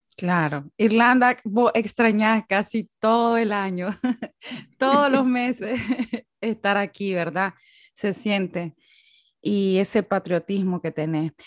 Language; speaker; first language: Spanish; native; Spanish